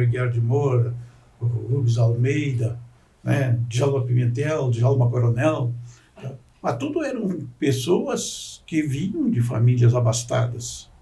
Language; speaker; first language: Portuguese; native; Portuguese